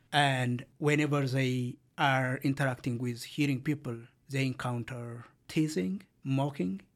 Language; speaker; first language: English; non-native, fluent; Amharic